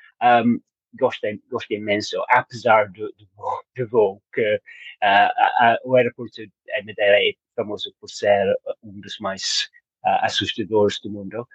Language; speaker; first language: Portuguese; non-native, learner; English